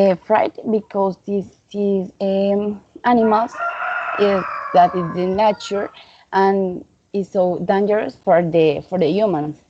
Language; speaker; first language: English; non-native, learner; Spanish